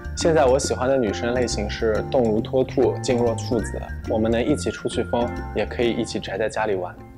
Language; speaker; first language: Chinese; early bilingual, heritage; German